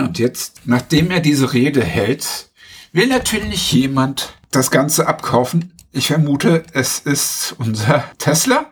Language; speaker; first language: German; native; German